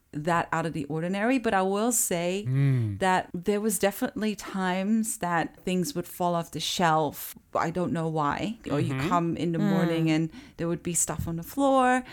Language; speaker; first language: English; early bilingual, other home language; Japanese